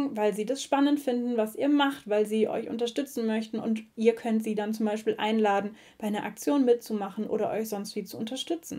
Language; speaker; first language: German; native; German